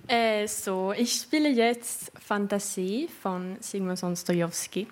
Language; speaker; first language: German; non-native, fluent; Swedish